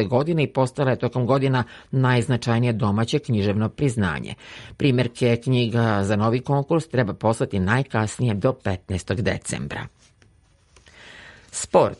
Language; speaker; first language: Serbian; native; Serbian